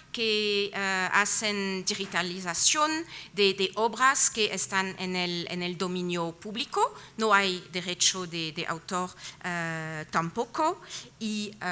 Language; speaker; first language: Spanish; non-native, fluent; French